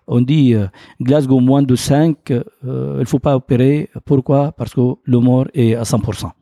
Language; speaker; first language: French; non-native, fluent; Arabic